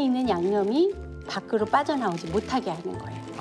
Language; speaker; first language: Korean; native; Korean